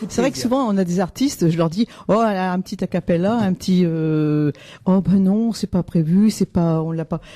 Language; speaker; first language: French; native; French